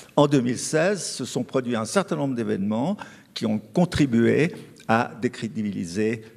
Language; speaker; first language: French; native; French